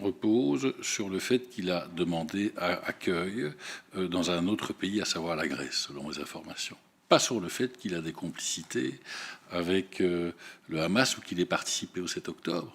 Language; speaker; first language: French; native; French